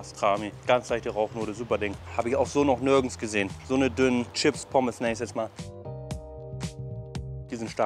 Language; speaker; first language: German; native; German